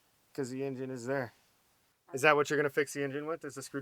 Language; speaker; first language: English; native; English